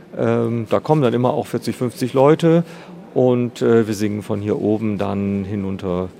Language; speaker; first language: German; native; German